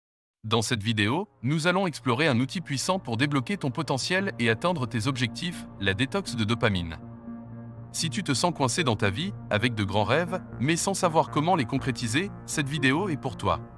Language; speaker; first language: French; native; French